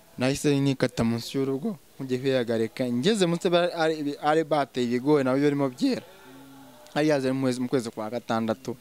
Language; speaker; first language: Kinyarwanda; early bilingual, heritage; Swahili